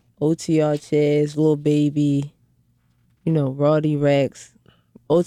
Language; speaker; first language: English; native; English